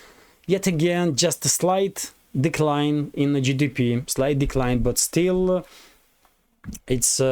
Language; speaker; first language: English; non-native, fluent; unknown